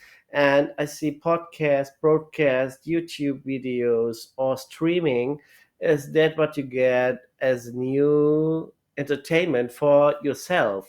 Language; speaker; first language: English; non-native, learner; German